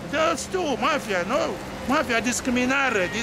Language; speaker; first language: Romanian; non-native, learner; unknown